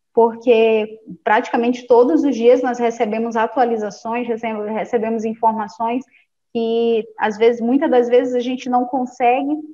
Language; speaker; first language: Portuguese; native; Portuguese